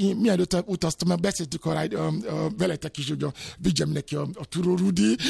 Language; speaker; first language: Hungarian; non-native, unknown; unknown